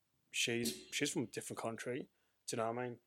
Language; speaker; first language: English; native; English